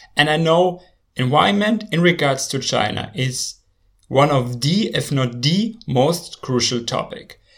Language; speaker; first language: English; non-native, fluent; German